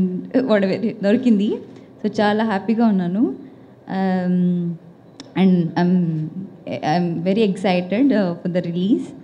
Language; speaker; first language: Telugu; non-native, learner; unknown